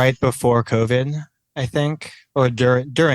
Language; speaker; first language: English; native; English